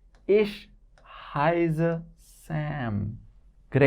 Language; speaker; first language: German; non-native, fluent; Hindi